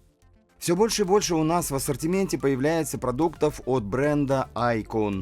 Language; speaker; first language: Russian; native; Russian